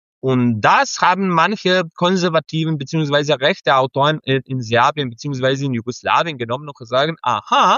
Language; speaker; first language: German; non-native, fluent; Serbian